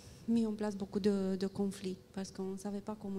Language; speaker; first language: French; non-native, fluent; Romanian